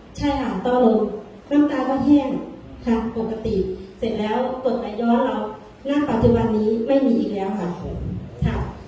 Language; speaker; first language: Thai; native; Thai